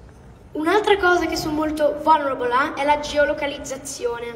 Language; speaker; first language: Italian; early bilingual, heritage; English